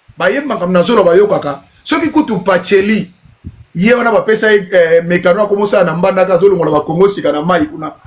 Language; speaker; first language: Lingala; non-native, local second language; Luba-Lulua